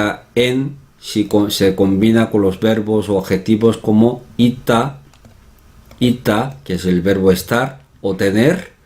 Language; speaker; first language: Spanish; non-native, fluent; Korean